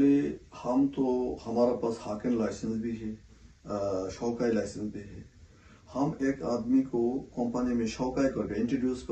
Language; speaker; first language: Hindi; non-native, local second language; Bangla